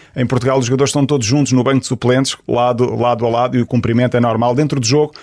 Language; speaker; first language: Portuguese; native; Portuguese